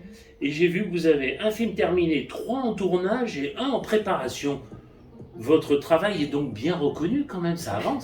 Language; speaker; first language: French; native; French